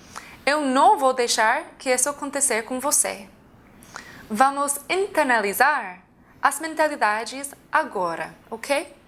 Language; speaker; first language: Portuguese; non-native, fluent; English